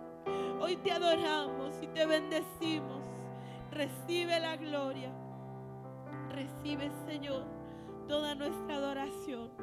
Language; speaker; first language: Spanish; native; Spanish